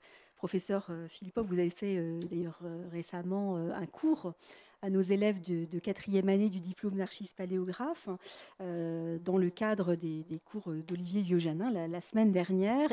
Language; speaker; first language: French; native; French